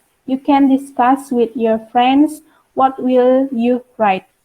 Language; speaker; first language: English; non-native, fluent; Indonesian